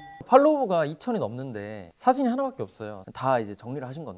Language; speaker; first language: Korean; native; Korean